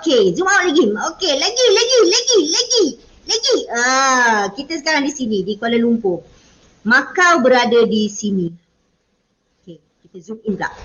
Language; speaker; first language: Malay; native; Malay